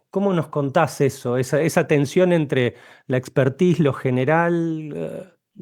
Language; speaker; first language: Spanish; native; Spanish